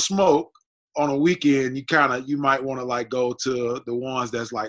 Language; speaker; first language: English; native; English